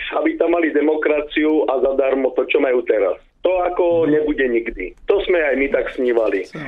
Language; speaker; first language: Slovak; native; Slovak